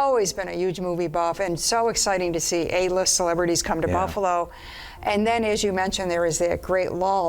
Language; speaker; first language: English; native; English